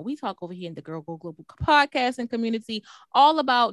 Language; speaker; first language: English; native; English